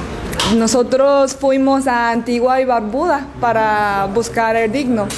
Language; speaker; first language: Spanish; non-native, learner; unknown